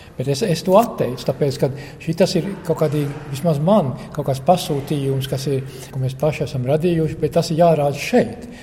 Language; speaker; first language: Latvian; early bilingual, heritage; Latvian